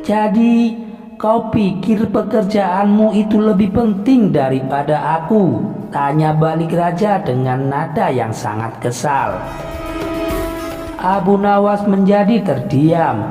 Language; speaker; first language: Indonesian; native; Indonesian